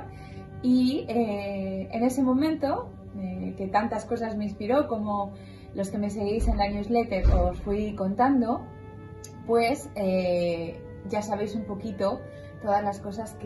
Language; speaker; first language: Spanish; native; Spanish